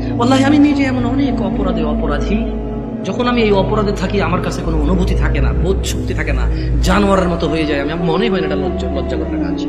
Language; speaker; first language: Bangla; early bilingual, heritage; Bangla